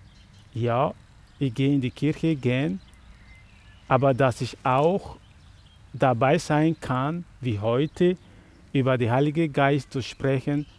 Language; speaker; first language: German; non-native, learner; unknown